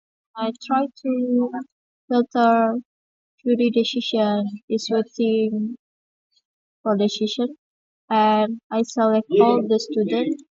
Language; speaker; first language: English; non-native, learner; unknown